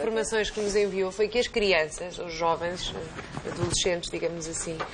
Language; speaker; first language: Portuguese; native; Portuguese